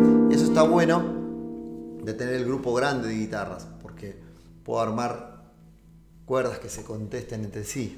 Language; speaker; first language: Spanish; native; Spanish